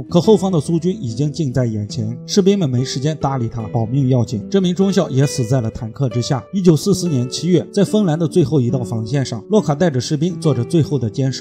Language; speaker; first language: Chinese; native; Chinese